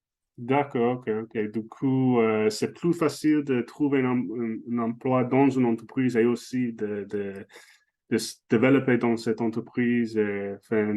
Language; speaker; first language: French; non-native, fluent; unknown